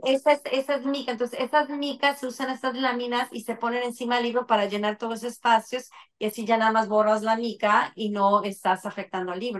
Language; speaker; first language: Spanish; native; Spanish